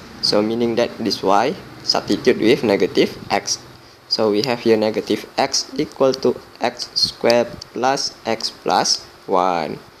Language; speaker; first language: English; non-native, local second language; Malay